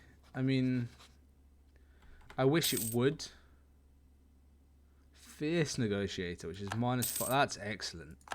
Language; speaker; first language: English; native; English